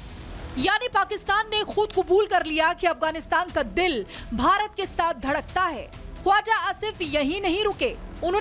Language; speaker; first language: Hindi; native; Hindi